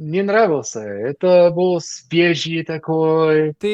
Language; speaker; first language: Russian; non-native, learner; English